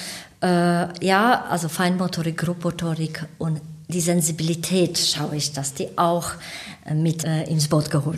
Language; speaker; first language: German; native; German